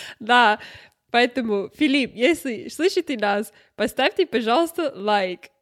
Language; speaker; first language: Russian; non-native, learner; English